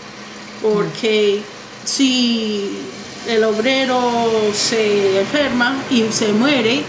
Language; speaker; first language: Spanish; non-native, fluent; English